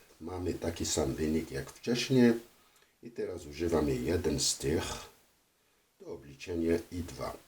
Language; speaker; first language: Polish; non-native, fluent; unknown